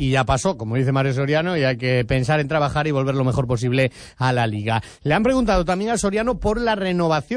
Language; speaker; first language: Spanish; native; Spanish